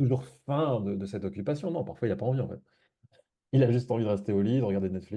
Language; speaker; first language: French; native; French